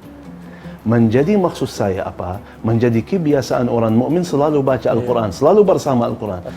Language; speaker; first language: Indonesian; non-native, fluent; Arabic